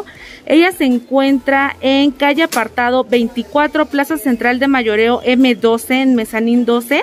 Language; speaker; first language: Spanish; native; Spanish